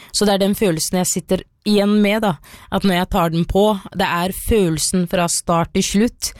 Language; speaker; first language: Norwegian; early bilingual, other home language; Somali